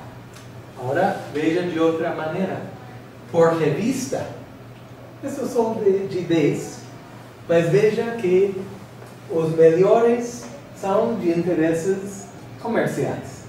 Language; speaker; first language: Spanish; non-native, fluent; English